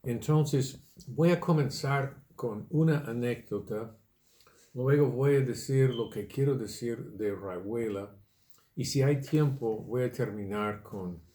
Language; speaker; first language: Spanish; non-native, fluent; English